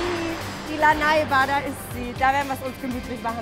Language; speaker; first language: German; native; German